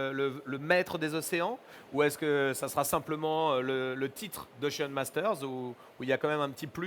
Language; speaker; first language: French; native; French